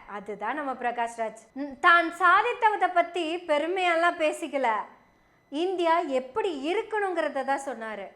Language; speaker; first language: Tamil; native; Tamil